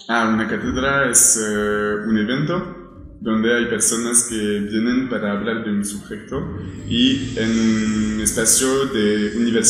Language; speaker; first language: Spanish; non-native, fluent; French